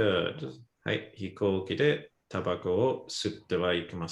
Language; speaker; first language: Japanese; non-native, fluent; English